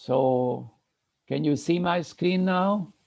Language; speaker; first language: English; non-native, fluent; Hungarian